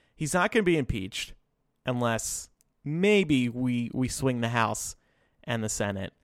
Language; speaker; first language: English; native; English